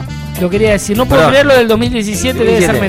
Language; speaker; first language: Spanish; native; Spanish